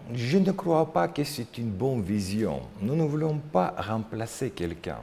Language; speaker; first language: French; non-native, learner; Russian